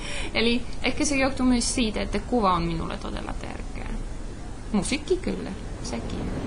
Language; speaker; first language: Finnish; non-native, fluent; Polish